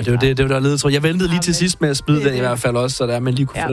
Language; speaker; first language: Danish; native; Danish